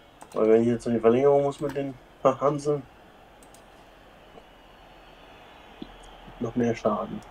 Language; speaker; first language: German; native; German